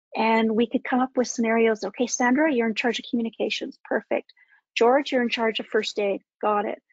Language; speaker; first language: English; native; English